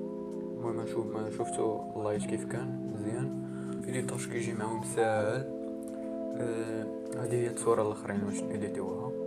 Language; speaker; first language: Arabic; native; Arabic